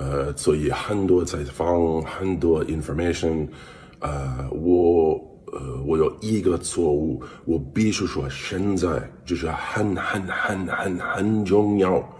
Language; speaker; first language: Chinese; non-native, learner; English